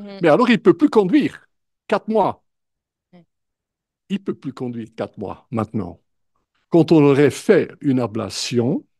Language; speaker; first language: French; non-native, local second language; Dutch